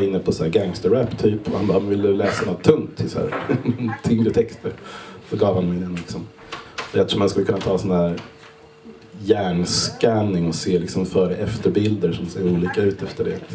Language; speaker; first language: Swedish; native; Swedish